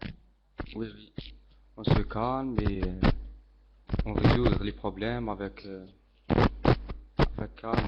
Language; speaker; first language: French; non-native, learner; Arabic